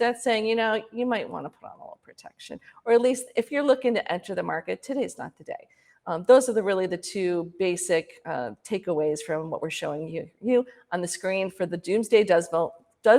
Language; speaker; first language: English; native; English